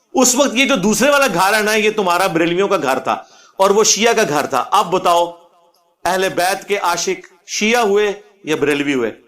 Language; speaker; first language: Urdu; non-native, local second language; Punjabi